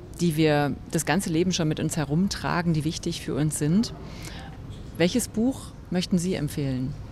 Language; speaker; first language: German; native; German